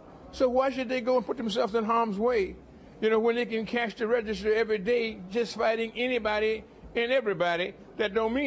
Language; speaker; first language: English; native; English